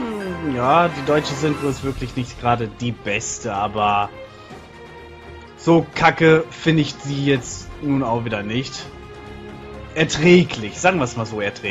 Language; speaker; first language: German; native; German